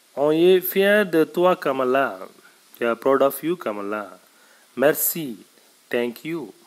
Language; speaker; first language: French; non-native, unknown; Tamil